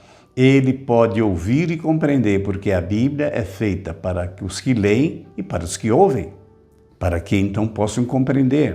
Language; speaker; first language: Portuguese; native; Portuguese